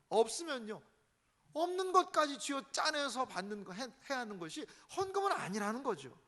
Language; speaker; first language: Korean; native; Korean